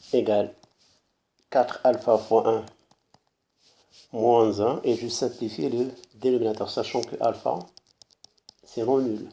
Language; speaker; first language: French; non-native, local second language; Arabic